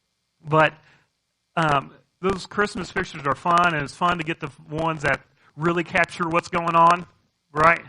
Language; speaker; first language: English; native; English